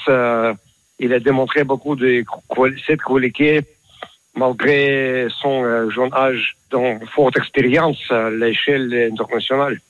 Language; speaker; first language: French; non-native, learner; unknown